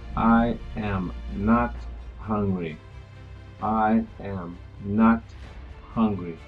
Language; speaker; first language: English; non-native, fluent; Spanish